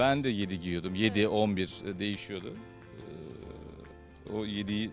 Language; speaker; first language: Turkish; native; Turkish